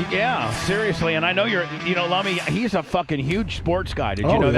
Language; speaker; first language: English; native; English